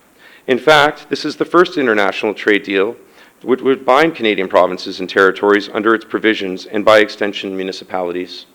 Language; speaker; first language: English; native; English